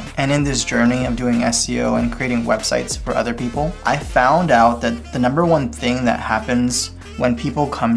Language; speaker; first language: English; native; English